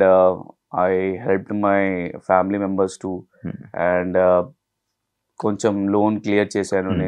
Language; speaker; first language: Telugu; non-native, learner; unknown